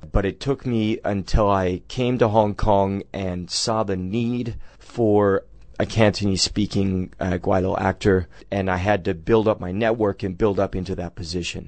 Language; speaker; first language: English; native; English